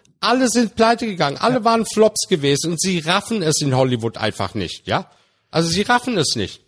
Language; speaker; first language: German; early bilingual, other home language; Turkish